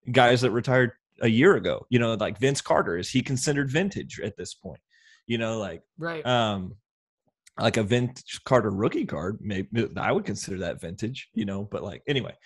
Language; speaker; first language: English; native; English